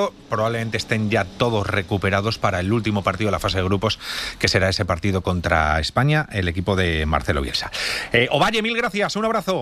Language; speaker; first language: Spanish; native; Spanish